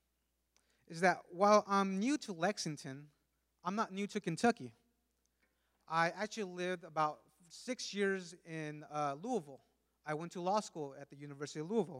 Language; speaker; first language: English; early bilingual, other home language; Spanish